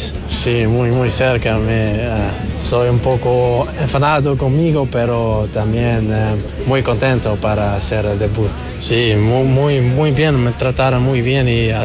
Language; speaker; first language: Spanish; non-native, learner; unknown